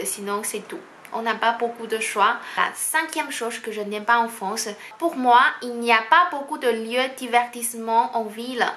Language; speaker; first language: French; non-native, fluent; Chinese